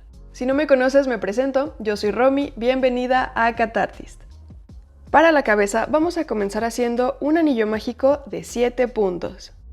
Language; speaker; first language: Spanish; native; Spanish